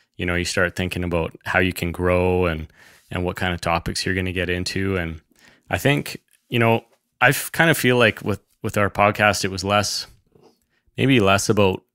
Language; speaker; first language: English; native; English